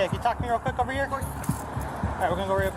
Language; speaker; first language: English; native; English